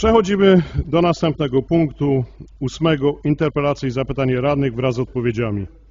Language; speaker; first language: Polish; native; Polish